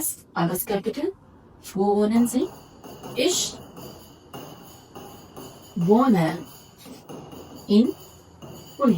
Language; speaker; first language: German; non-native, fluent; Hindi